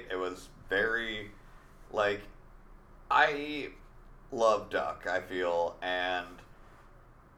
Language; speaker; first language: English; native; English